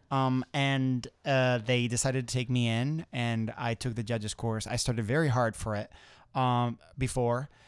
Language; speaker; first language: English; non-native, fluent; Spanish